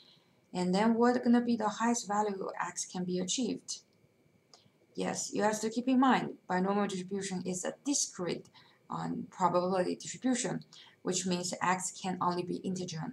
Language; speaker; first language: English; non-native, fluent; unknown